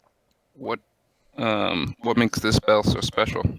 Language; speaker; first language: English; native; English